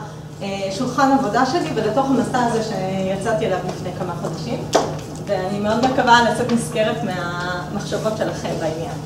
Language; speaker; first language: Hebrew; native; Hebrew